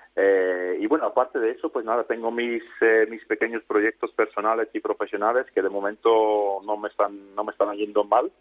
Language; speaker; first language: Spanish; non-native, fluent; Dutch